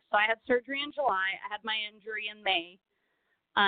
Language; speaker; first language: English; non-native, fluent; Portuguese